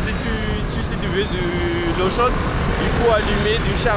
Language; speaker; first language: French; non-native, local second language; Malagasy